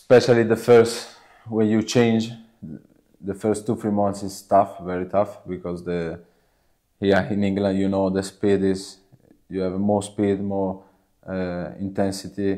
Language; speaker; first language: English; non-native, learner; Italian